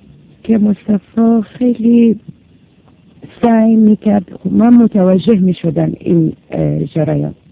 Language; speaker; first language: Persian; non-native, learner; Arabic